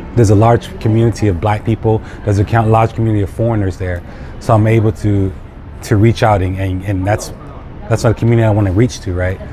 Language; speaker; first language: English; native; English